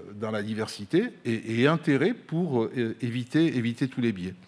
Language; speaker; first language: French; non-native, local second language; Arabic